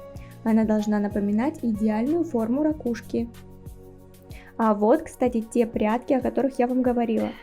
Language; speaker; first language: Russian; native; Russian